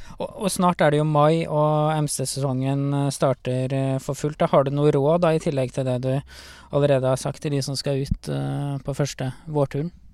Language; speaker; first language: Norwegian; native; Norwegian